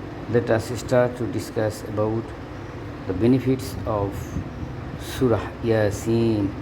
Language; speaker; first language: English; non-native, local second language; Bangla